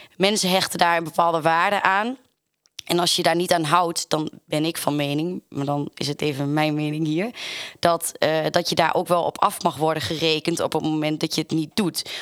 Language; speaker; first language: Dutch; native; Dutch